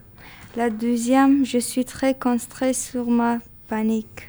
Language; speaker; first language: French; non-native, learner; Persian